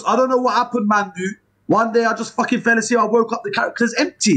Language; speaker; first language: English; early bilingual, other home language; Turkish